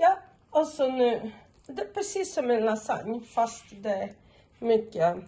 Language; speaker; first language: Swedish; non-native, fluent; Portuguese